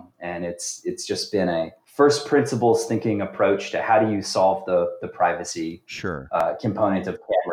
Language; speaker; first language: English; native; English